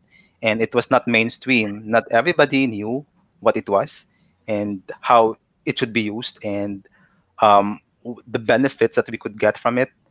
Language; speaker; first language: English; non-native, local second language; Cebuano